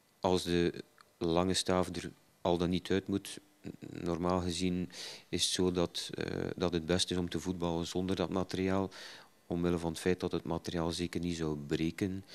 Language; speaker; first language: Dutch; native; Dutch